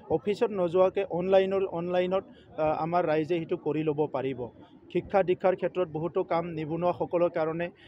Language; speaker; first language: Assamese; non-native, local second language; Bodo